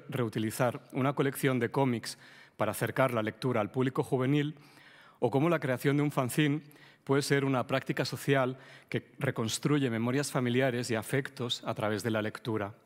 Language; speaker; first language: Spanish; native; Spanish